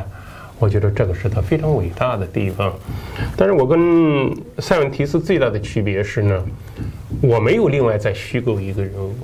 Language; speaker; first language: Chinese; native; Chinese